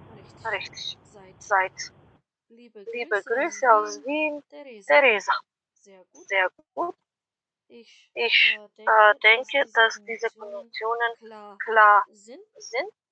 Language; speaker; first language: German; non-native, fluent; Macedonian